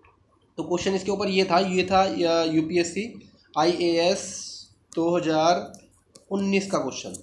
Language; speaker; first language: Hindi; native; Hindi